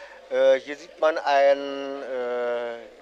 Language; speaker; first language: German; native; German